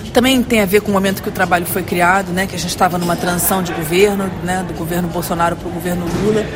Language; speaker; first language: Portuguese; native; Portuguese